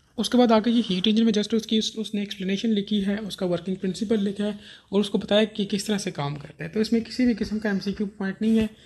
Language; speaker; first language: Urdu; non-native, local second language; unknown